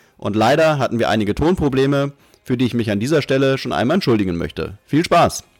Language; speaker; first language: German; native; German